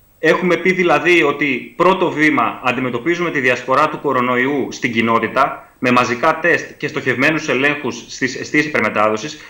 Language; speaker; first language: Greek; native; Greek